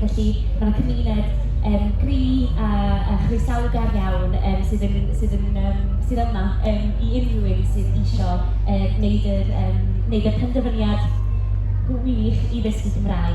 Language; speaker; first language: Welsh; non-native, local second language; English